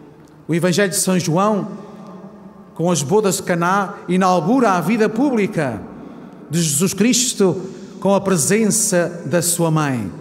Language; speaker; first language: Portuguese; native; Portuguese